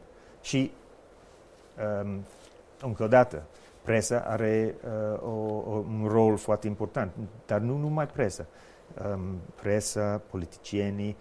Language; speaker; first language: Romanian; non-native, fluent; English